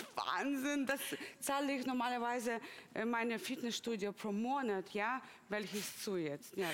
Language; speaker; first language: German; non-native, fluent; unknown